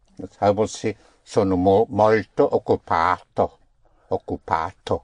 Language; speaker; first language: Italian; non-native, fluent; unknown